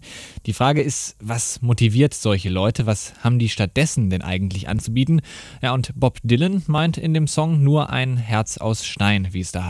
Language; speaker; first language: German; native; German